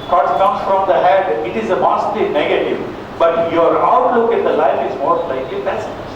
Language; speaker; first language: English; non-native, local second language; Gujarati